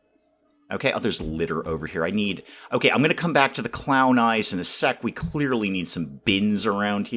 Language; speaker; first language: English; native; English